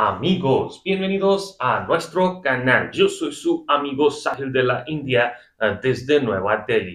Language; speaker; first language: Spanish; non-native, fluent; Hindi